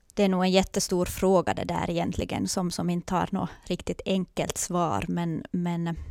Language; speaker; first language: Swedish; native; Swedish